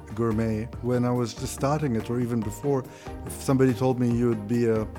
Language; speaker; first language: English; non-native, fluent; Arabic